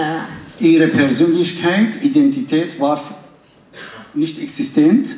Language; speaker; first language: German; non-native, fluent; Arabic